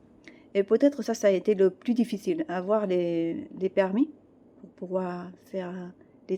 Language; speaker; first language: French; non-native, fluent; Catalan